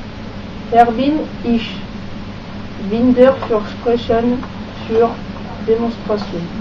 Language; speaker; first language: German; non-native, learner; French